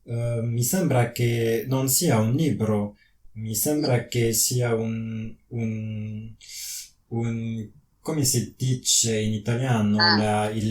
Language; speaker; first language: Italian; non-native, learner; French